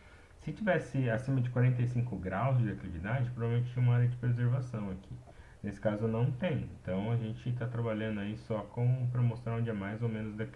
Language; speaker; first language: Portuguese; native; Portuguese